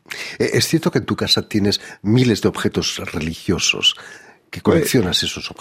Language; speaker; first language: Spanish; native; Spanish